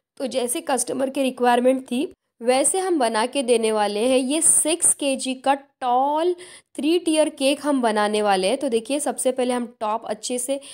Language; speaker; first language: Hindi; non-native, local second language; Marathi